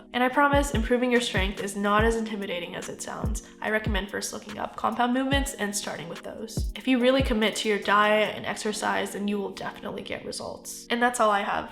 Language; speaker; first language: English; native; English